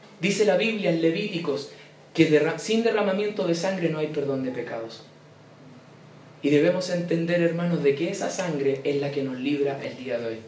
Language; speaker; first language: Spanish; native; Spanish